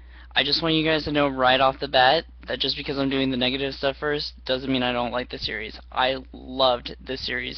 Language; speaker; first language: English; native; English